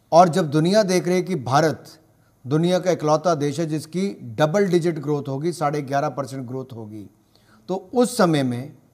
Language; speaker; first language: Hindi; native; Hindi